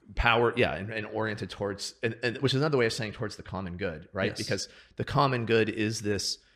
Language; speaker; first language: English; native; English